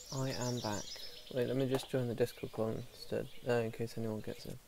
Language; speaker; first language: English; native; English